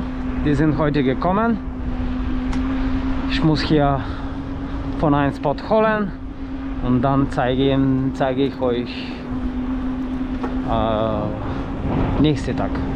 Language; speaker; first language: German; non-native, learner; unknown